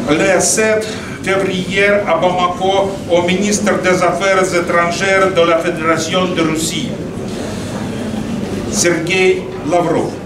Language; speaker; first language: French; non-native, fluent; Russian